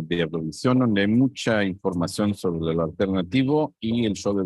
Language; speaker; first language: Spanish; early bilingual, heritage; Spanish